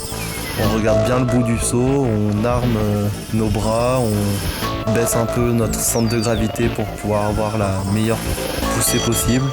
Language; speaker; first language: French; native; French